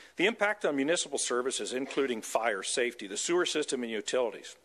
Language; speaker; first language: English; native; English